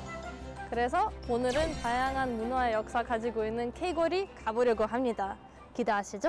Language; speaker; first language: Korean; non-native, fluent; German